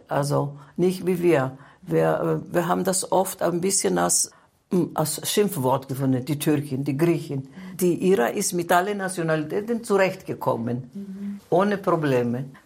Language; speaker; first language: German; non-native, fluent; Greek